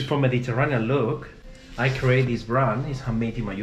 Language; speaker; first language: English; non-native, learner; Spanish